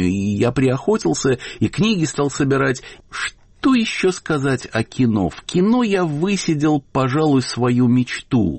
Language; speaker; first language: Russian; native; Russian